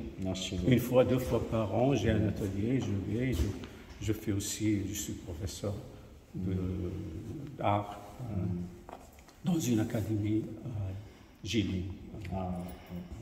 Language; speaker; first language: French; non-native, local second language; Arabic